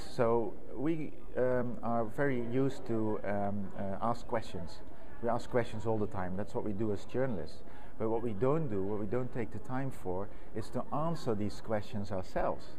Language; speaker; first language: English; non-native, fluent; Dutch